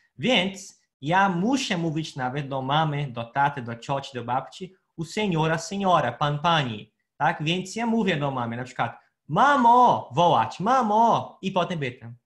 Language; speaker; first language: Polish; non-native, fluent; Portuguese